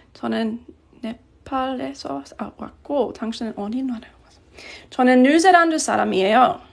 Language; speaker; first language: Korean; non-native, fluent; English